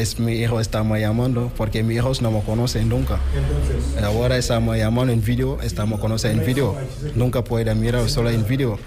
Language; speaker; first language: Spanish; non-native, learner; Wolof